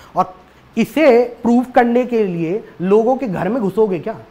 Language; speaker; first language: Hindi; native; Hindi